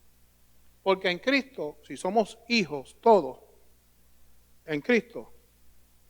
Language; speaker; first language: Spanish; native; Spanish